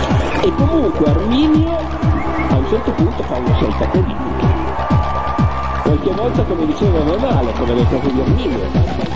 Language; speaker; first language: Italian; native; Italian